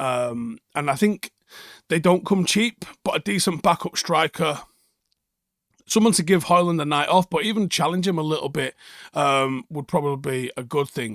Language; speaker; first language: English; native; English